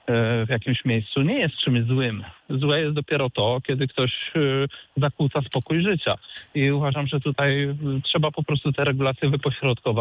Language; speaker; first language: Polish; native; Polish